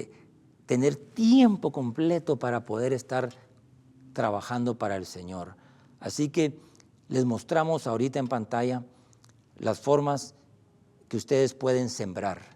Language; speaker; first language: Spanish; native; Spanish